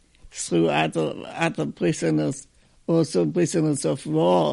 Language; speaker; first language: English; non-native, fluent; German